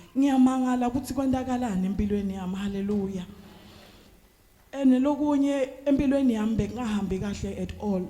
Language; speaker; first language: Zulu; non-native, local second language; Swati